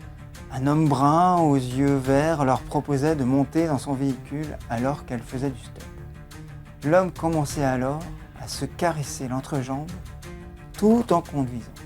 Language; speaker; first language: French; native; French